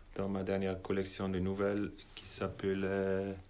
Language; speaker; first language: French; non-native, fluent; German